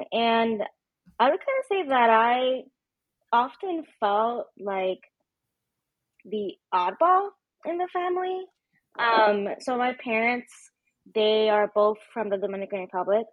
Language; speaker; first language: English; native; English